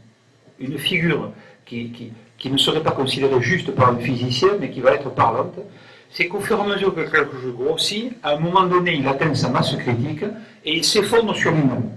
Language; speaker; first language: French; native; French